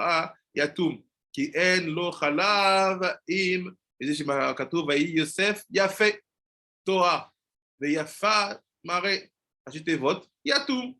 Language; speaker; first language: Hebrew; non-native, fluent; French